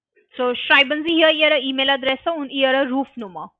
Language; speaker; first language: German; non-native, learner; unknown